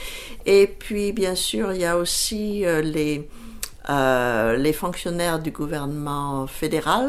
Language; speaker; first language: French; native; French